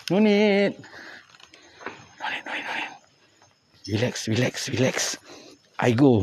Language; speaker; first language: English; non-native, local second language; Malay